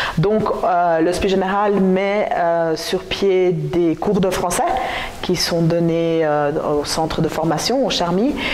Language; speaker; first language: French; native; French